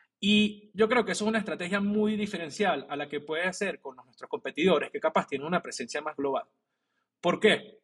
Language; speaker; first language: Spanish; native; Spanish